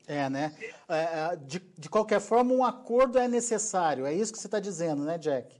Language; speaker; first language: Portuguese; native; Portuguese